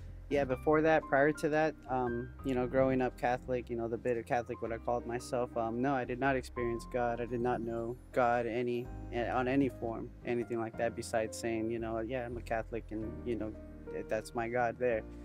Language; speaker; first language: English; early bilingual, other home language; Spanish